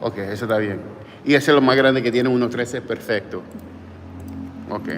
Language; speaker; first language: Spanish; early bilingual, heritage; English